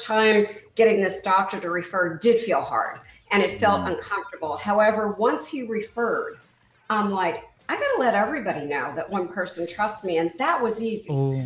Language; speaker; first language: English; native; English